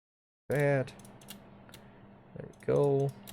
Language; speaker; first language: English; native; English